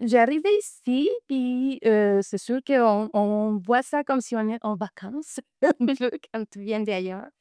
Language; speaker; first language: French; non-native, fluent; Spanish